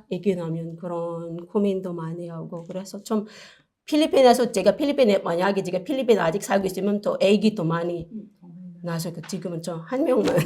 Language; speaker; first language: Korean; non-native, learner; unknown